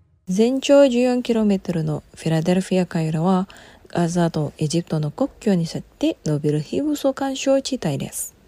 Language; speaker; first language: Japanese; non-native, fluent; Indonesian